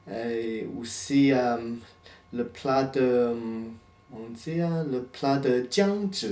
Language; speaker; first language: French; non-native, fluent; Chinese